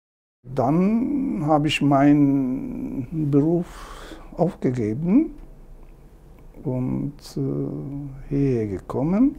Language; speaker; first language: German; non-native, fluent; Turkish